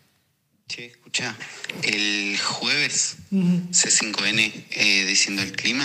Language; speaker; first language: Spanish; native; Spanish